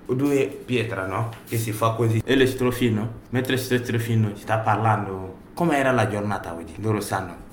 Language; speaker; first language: Italian; non-native, learner; Bambara